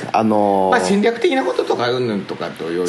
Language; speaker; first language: Japanese; native; Japanese